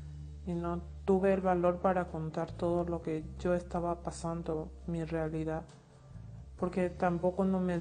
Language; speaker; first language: Spanish; non-native, learner; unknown